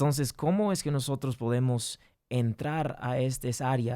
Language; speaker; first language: Spanish; early bilingual, heritage; English